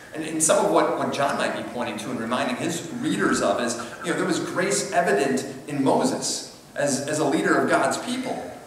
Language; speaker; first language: English; native; English